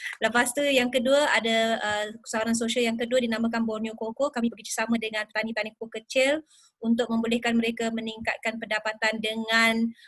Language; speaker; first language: Malay; native; Malay